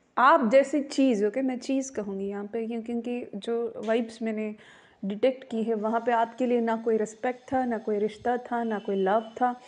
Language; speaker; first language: Hindi; non-native, local second language; Marathi